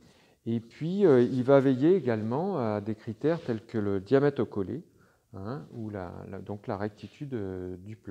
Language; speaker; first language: French; native; French